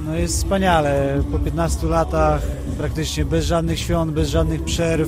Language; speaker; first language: Polish; native; Polish